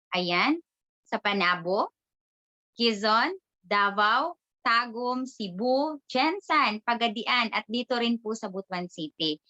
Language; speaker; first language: Filipino; non-native, local second language; Cebuano